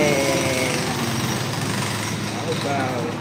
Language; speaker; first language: English; non-native, learner; Vietnamese